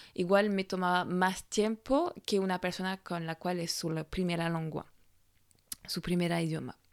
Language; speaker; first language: Spanish; non-native, fluent; French